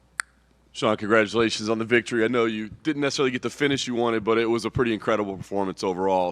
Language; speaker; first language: English; native; English